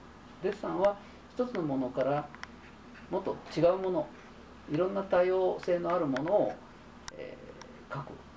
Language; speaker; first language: Japanese; native; Japanese